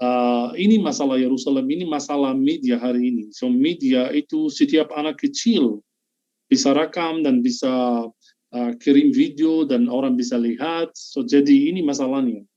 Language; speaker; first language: Indonesian; non-native, fluent; Arabic